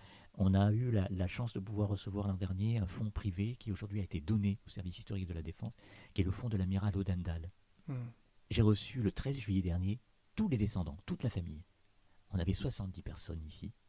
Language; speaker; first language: French; native; French